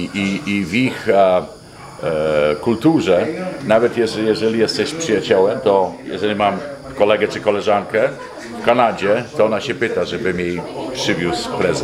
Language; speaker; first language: Polish; early bilingual, heritage; Polish